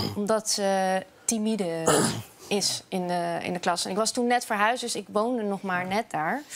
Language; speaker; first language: Dutch; early bilingual, other home language; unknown